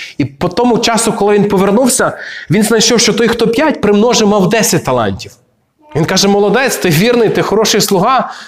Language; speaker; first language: Ukrainian; native; Ukrainian